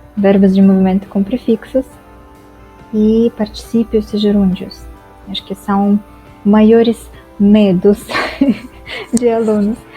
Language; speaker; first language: Portuguese; non-native, fluent; Russian